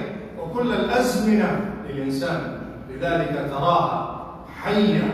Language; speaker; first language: Arabic; non-native, fluent; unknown